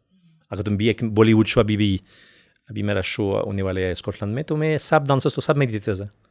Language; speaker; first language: Hindi; non-native, fluent; French